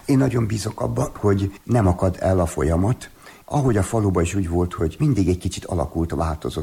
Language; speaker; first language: Hungarian; native; Hungarian